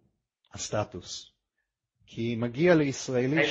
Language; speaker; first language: Hebrew; non-native, fluent; English